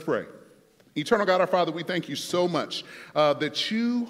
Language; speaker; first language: English; native; English